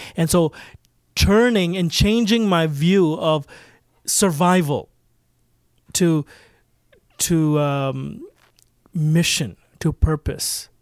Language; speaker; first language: English; native; English